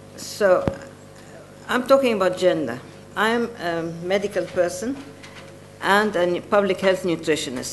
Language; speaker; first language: English; non-native, fluent; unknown